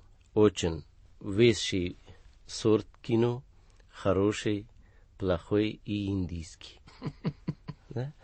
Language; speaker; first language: Russian; non-native, learner; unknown